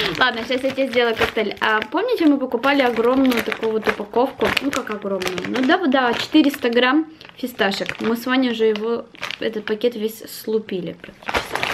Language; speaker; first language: Russian; early bilingual, heritage; Russian